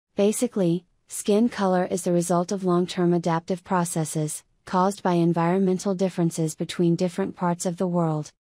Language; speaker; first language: English; non-native, fluent; Finnish